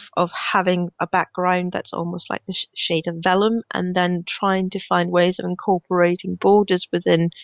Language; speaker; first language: English; non-native, fluent; Danish